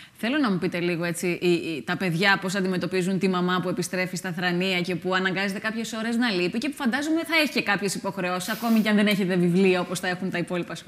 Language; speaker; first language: Greek; native; Greek